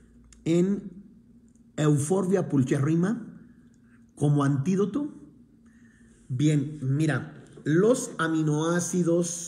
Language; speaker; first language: Spanish; native; Spanish